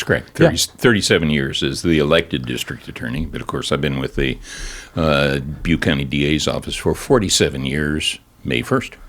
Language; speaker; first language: English; native; English